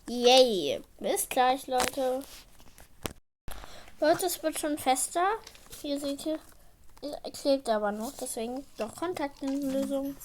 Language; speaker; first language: German; native; German